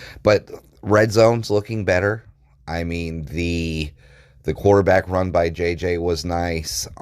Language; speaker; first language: English; native; English